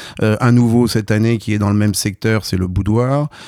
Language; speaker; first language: French; native; French